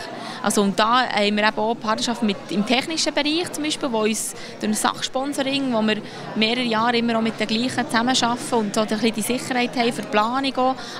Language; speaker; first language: German; native; German